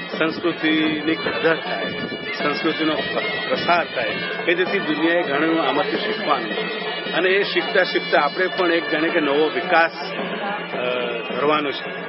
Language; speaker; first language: Gujarati; native; Gujarati